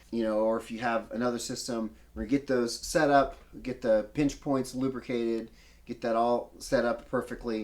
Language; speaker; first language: English; native; English